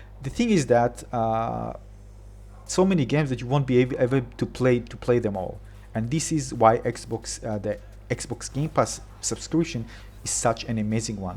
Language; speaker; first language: English; non-native, fluent; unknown